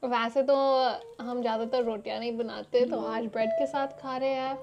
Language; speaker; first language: Hindi; early bilingual, heritage; Hindi